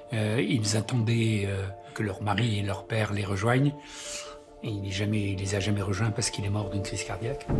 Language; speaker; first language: French; native; French